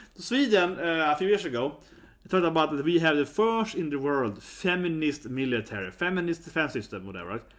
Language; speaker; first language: English; non-native, fluent; Swedish